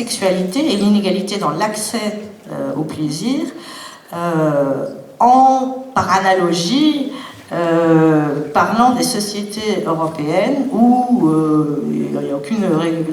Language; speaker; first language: French; native; French